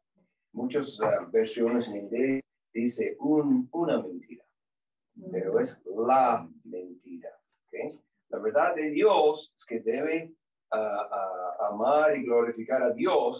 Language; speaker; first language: Spanish; non-native, fluent; English